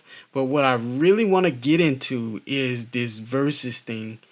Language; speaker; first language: English; native; English